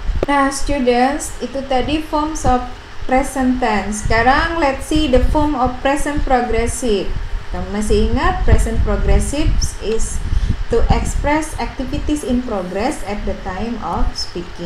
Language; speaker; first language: English; non-native, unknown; Indonesian